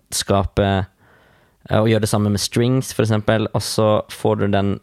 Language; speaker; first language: Norwegian; native; Norwegian